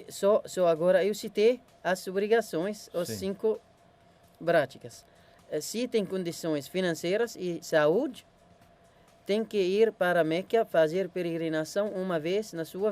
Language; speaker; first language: Portuguese; non-native, learner; Arabic